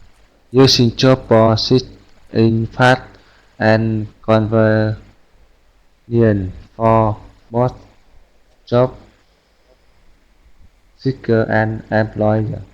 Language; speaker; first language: English; non-native, learner; Vietnamese